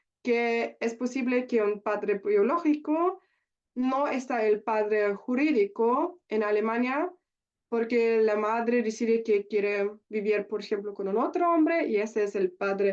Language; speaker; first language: Spanish; non-native, learner; German